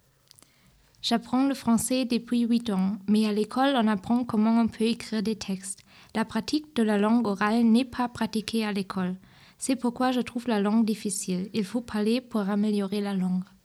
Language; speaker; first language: French; non-native, fluent; German